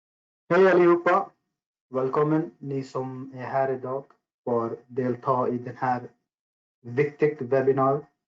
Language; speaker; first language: Swedish; non-native, fluent; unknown